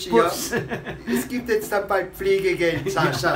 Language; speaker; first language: German; native; German